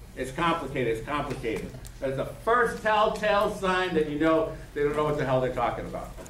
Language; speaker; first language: English; native; English